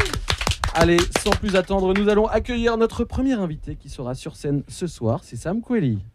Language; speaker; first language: French; native; French